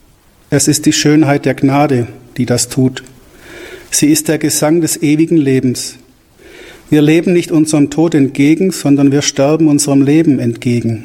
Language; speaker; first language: German; native; German